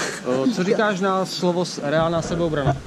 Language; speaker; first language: Czech; native; Czech